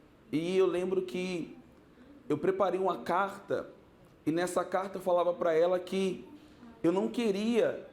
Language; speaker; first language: Portuguese; native; Portuguese